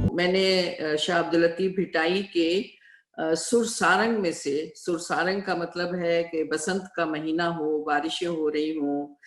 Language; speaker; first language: Urdu; non-native, local second language; Sindhi